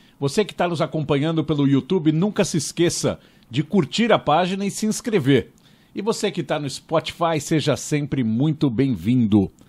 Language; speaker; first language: Portuguese; native; Portuguese